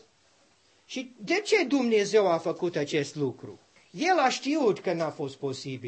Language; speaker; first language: Romanian; non-native, learner; English